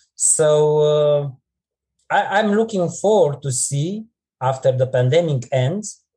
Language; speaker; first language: English; non-native, fluent; Romanian